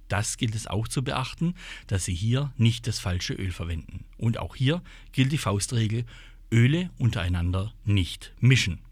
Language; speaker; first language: German; native; German